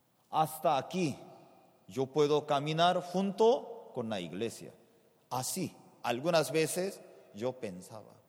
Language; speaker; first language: Spanish; non-native, fluent; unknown